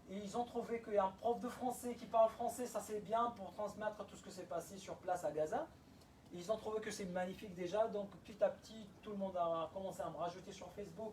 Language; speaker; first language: French; non-native, fluent; Arabic